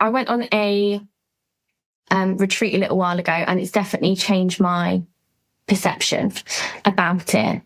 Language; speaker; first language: English; native; English